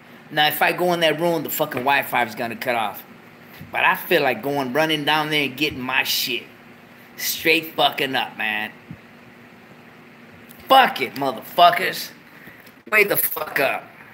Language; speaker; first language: English; early bilingual, other home language; Spanish